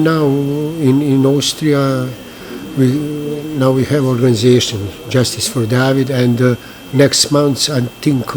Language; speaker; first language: English; non-native, learner; Bosnian